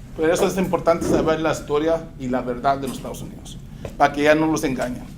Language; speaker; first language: Spanish; non-native, fluent; English